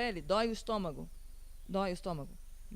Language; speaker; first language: Portuguese; non-native, learner; Spanish